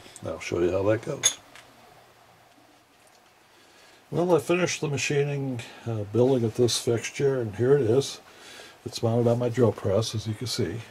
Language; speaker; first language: English; native; English